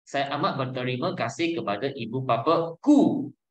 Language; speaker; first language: Malay; non-native, local second language; Chinese